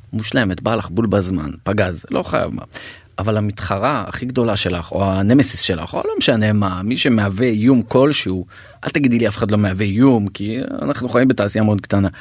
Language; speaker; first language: Hebrew; native; Hebrew